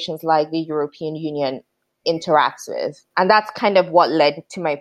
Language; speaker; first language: English; non-native, local second language; Yoruba